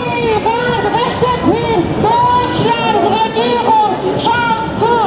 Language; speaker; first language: German; non-native, fluent; Persian